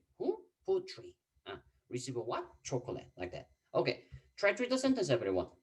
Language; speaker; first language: English; non-native, fluent; Korean